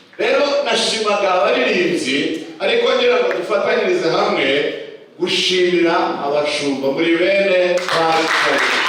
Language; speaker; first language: Kinyarwanda; early bilingual, heritage; Kinyarwanda